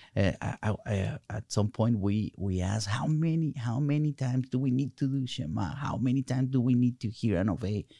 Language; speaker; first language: English; non-native, fluent; Spanish